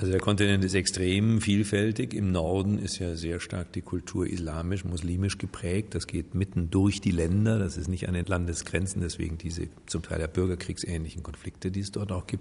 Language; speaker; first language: German; native; German